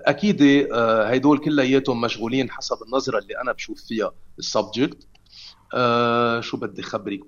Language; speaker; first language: Arabic; native; Arabic